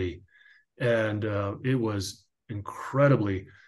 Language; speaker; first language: English; native; English